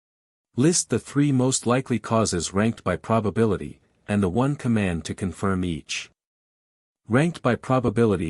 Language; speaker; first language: English; native; English